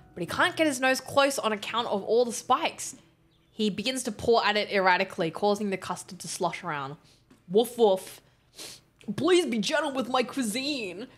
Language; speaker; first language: English; native; English